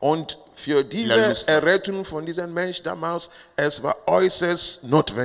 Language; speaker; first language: German; non-native, learner; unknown